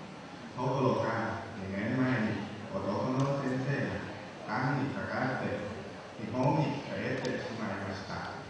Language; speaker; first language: Japanese; non-native, learner; Lao